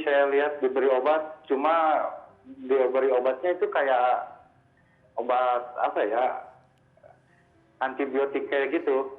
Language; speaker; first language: Indonesian; native; Indonesian